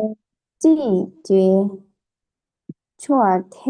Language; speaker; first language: Chinese; non-native, learner; Lao